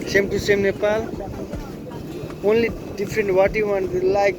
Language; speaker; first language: English; non-native, learner; Nepali